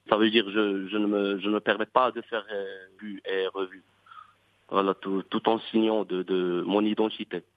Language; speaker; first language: French; non-native, local second language; Arabic